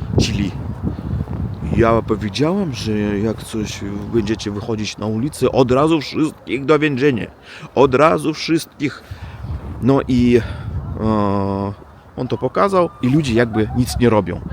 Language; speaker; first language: Polish; non-native, fluent; Russian